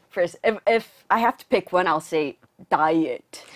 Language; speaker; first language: English; non-native, local second language; Korean